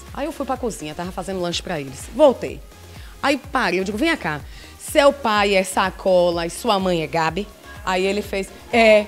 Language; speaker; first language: Portuguese; native; Portuguese